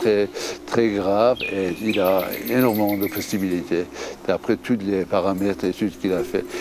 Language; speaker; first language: French; non-native, fluent; Persian